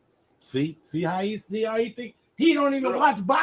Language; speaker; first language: English; native; English